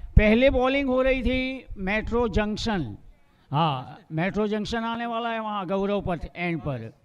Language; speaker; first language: Hindi; non-native, local second language; Gujarati